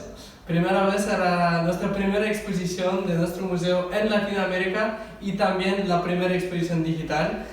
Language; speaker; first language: Spanish; non-native, fluent; Russian